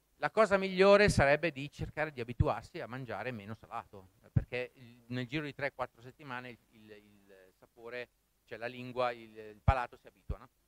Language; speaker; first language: Italian; native; Italian